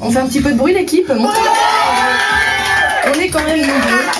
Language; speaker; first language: French; native; French